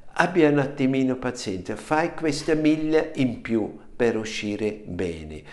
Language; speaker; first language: Italian; non-native, fluent; German